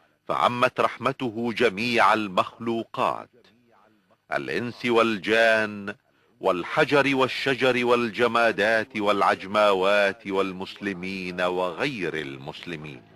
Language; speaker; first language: Arabic; native; Arabic